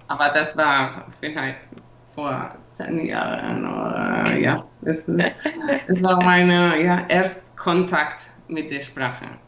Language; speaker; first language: German; non-native, learner; Spanish